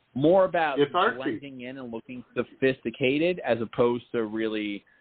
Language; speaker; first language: English; native; English